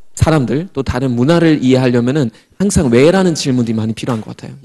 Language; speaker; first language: Korean; non-native, fluent; German